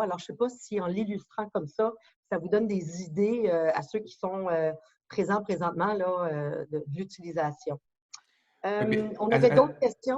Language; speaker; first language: French; native; French